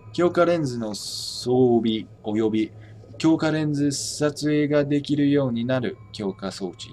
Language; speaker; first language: Japanese; non-native, fluent; English